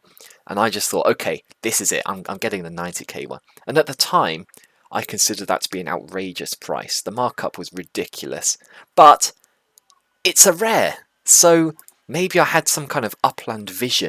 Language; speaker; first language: English; native; English